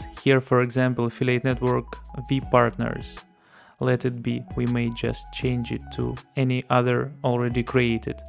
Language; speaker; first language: English; non-native, fluent; Russian